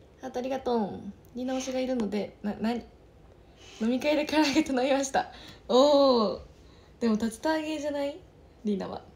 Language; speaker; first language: Japanese; native; Japanese